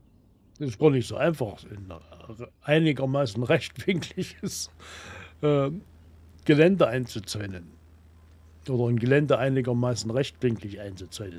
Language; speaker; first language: German; native; German